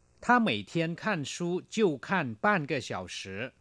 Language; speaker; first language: Chinese; non-native, fluent; Thai